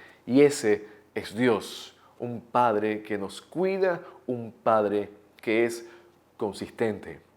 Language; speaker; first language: Spanish; native; Spanish